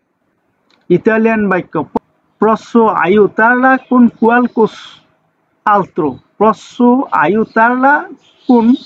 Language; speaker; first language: Italian; non-native, fluent; Bangla